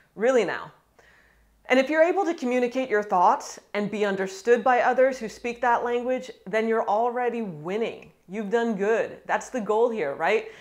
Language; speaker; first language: English; native; English